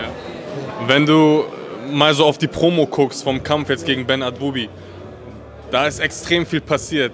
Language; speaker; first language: German; native; German